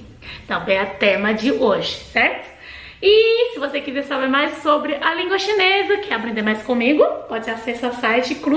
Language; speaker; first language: Portuguese; non-native, fluent; Chinese